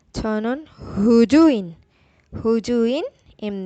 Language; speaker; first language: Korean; non-native, fluent; Urdu